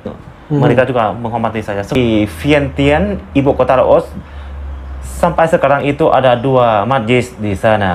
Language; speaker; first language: Indonesian; non-native, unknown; Lao